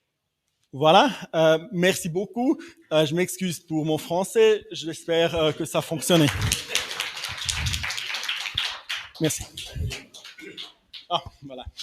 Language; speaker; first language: French; non-native, fluent; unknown